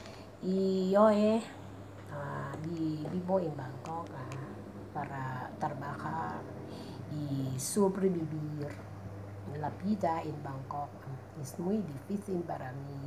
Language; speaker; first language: Spanish; non-native, learner; Thai